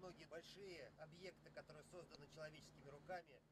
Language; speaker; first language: Russian; native; Russian